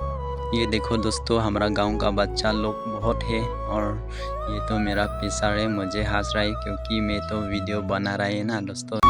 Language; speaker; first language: Hindi; non-native, local second language; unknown